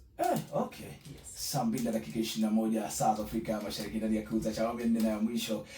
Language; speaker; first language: Swahili; native; Swahili